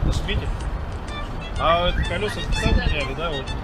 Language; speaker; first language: Russian; native; Russian